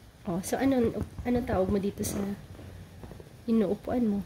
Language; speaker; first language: Filipino; native; Filipino